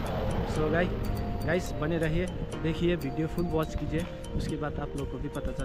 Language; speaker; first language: Hindi; non-native, local second language; Nepali